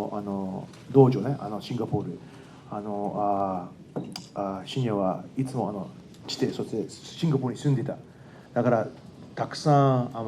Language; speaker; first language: Japanese; non-native, learner; Thai